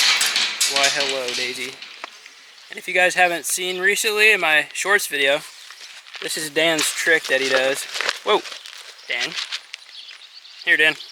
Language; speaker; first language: English; native; English